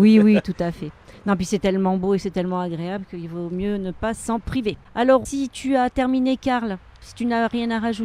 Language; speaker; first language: French; native; French